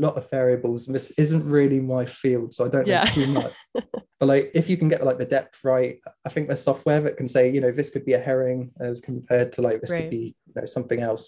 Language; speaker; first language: English; native; English